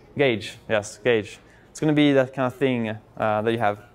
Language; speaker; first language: English; non-native, fluent; Swedish